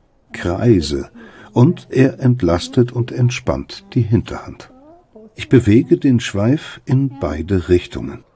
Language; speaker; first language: German; native; German